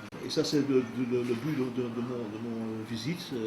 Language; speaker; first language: French; non-native, fluent; Dutch